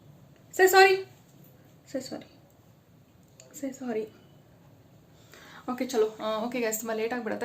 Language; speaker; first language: Kannada; native; Kannada